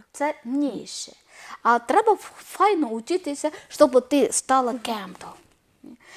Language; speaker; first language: Ukrainian; non-native, learner; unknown